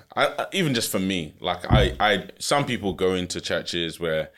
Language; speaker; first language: English; early bilingual, other home language; Yoruba